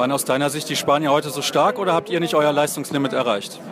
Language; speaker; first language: German; native; German